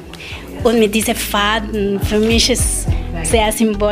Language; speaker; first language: German; non-native, learner; Spanish